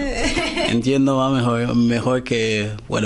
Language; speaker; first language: Spanish; non-native, learner; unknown